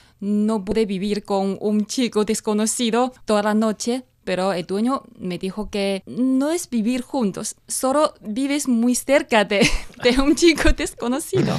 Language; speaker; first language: Spanish; non-native, fluent; Chinese